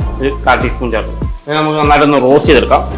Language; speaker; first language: Malayalam; native; Malayalam